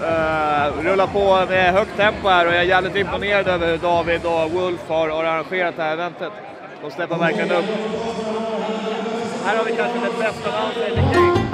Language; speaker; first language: Swedish; native; Swedish